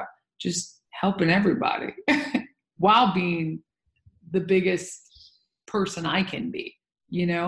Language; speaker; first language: English; native; English